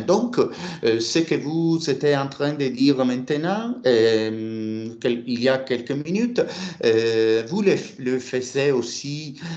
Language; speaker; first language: French; non-native, fluent; Italian